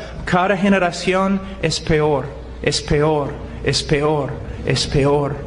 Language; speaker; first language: Spanish; non-native, fluent; English